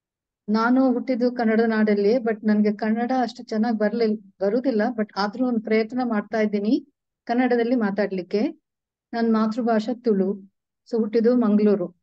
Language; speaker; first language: Kannada; non-native, local second language; Tulu